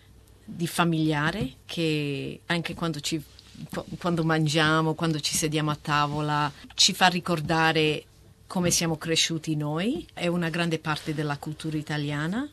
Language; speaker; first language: Italian; early bilingual, heritage; Italian